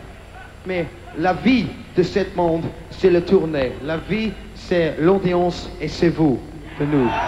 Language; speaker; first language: French; non-native, learner; English